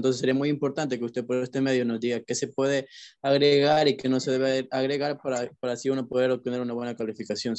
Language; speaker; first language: Spanish; native; Spanish